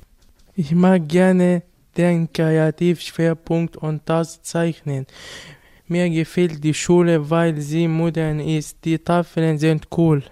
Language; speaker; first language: German; non-native, learner; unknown